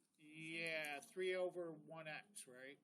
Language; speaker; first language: English; native; English